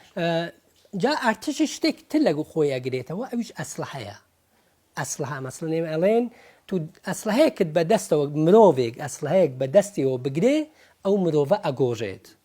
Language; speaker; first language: Central Kurdish; early bilingual, heritage; Central Kurdish